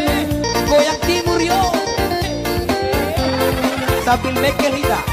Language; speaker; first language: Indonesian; non-native, local second language; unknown